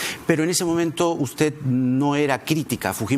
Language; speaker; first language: Spanish; native; Spanish